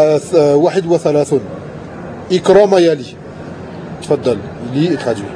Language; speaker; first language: Arabic; non-native, fluent; French